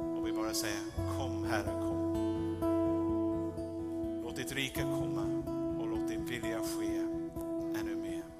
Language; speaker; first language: Swedish; non-native, fluent; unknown